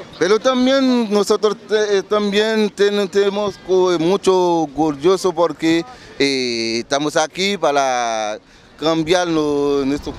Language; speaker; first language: Spanish; non-native, learner; Haitian Creole